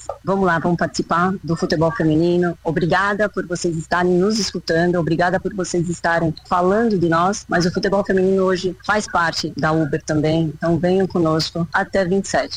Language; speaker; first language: Portuguese; native; Portuguese